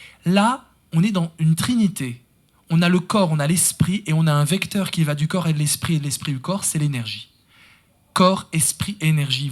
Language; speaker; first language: French; native; French